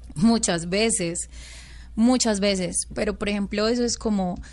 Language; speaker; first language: Spanish; native; Spanish